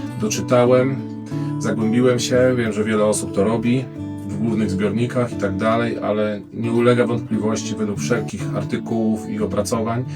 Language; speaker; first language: Polish; native; Polish